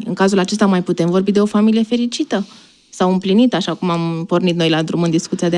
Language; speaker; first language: Romanian; native; Romanian